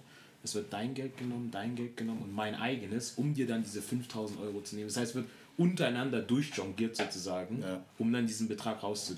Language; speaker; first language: German; native; German